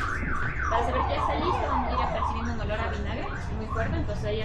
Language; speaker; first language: Spanish; native; Spanish